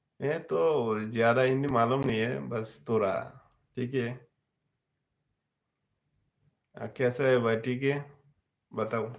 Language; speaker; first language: Hindi; non-native, learner; Bangla